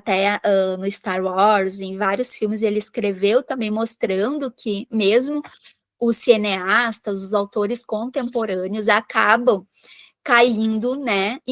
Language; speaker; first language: Portuguese; native; Portuguese